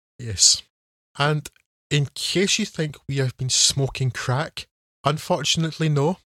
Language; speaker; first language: English; native; English